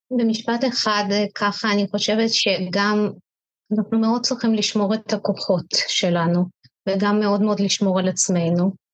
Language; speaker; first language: Hebrew; native; Hebrew